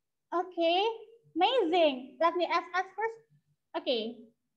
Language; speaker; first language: English; non-native, fluent; Indonesian